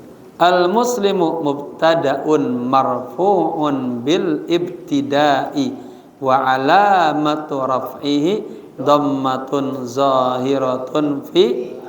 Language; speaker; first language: Arabic; non-native, fluent; Indonesian